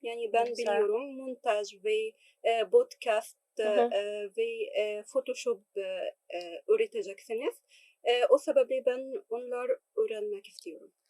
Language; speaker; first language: Turkish; non-native, learner; Arabic